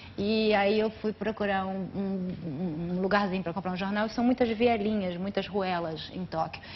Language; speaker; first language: Portuguese; native; Portuguese